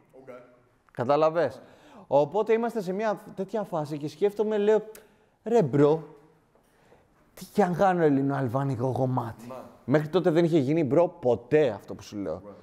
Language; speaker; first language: Greek; early bilingual, other home language; Albanian